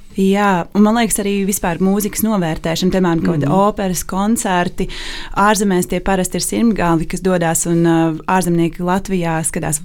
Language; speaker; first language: Latvian; native; Latvian